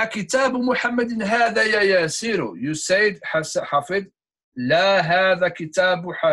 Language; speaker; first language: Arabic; non-native, fluent; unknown